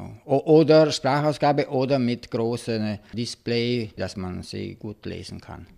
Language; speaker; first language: German; non-native, local second language; Italian